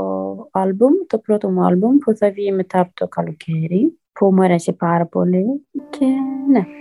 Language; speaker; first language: Greek; early bilingual, heritage; Greek